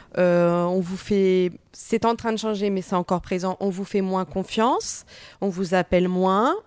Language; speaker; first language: French; native; French